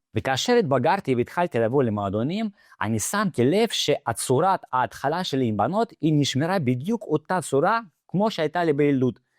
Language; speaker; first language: Hebrew; non-native, fluent; Russian